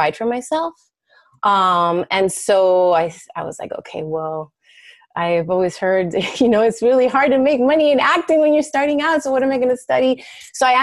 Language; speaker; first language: English; early bilingual, other home language; Spanish